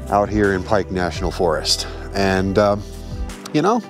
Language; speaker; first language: English; native; English